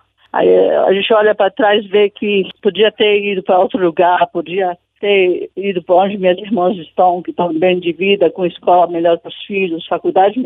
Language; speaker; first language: Portuguese; non-native, fluent; Arabic